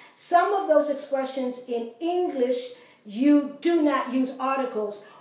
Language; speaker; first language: English; native; English